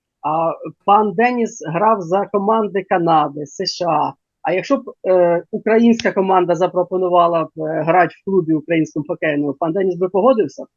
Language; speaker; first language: Ukrainian; native; Ukrainian